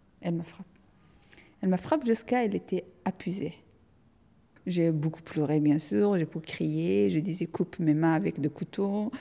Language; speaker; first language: French; non-native, fluent; Persian